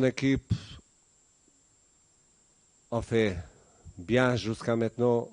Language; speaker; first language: French; non-native, learner; Bosnian